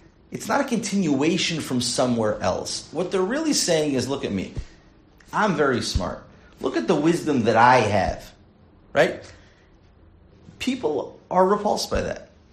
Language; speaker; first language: English; native; English